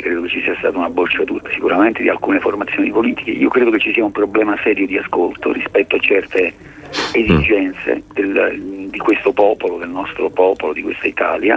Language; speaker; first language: Italian; native; Italian